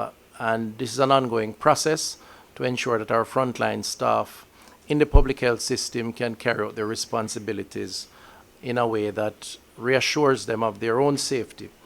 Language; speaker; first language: English; native; English